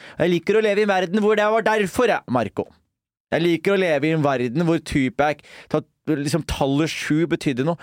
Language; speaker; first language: Norwegian; early bilingual, other home language; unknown